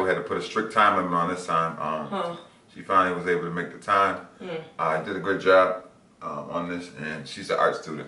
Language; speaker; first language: English; native; English